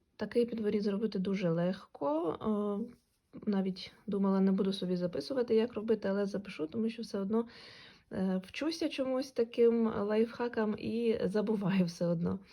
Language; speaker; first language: Ukrainian; non-native, local second language; Russian